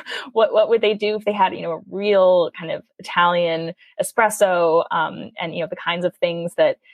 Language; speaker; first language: English; native; English